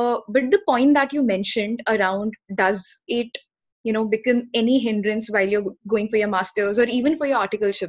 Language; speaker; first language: English; non-native, local second language; Hindi